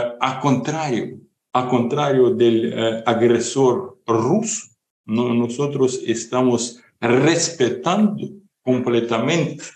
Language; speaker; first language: Spanish; non-native, fluent; Ukrainian